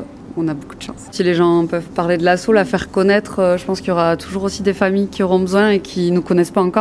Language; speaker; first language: French; native; French